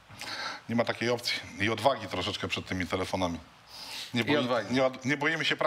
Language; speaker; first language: Polish; native; Polish